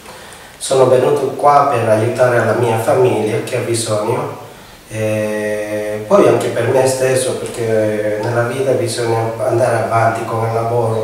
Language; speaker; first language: Italian; non-native, fluent; Spanish